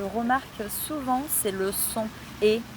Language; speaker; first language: French; non-native, fluent; Portuguese